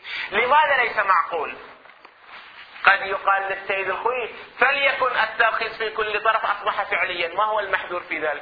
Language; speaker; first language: Arabic; native; Arabic